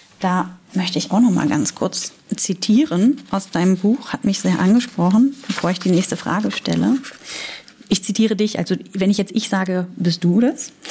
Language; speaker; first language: German; native; German